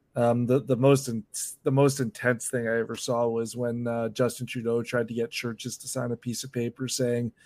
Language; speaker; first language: English; native; English